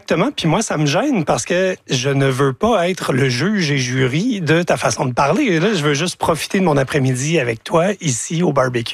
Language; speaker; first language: French; native; French